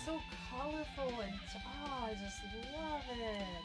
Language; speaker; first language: English; native; English